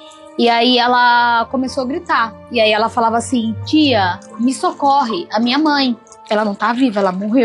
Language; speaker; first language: Portuguese; native; Portuguese